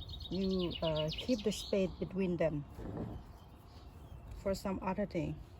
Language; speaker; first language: English; non-native, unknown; Thai